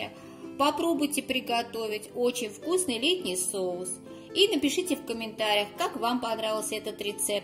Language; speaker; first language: Russian; non-native, fluent; Armenian